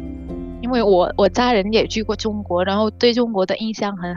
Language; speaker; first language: Chinese; non-native, fluent; Vietnamese